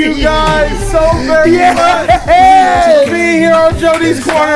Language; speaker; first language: English; native; English